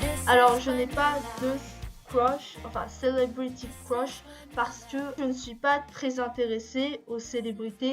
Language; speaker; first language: French; early bilingual, other home language; Korean